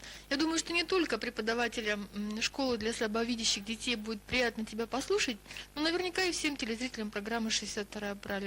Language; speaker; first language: Russian; native; Russian